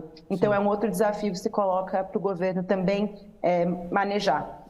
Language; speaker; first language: Portuguese; native; Portuguese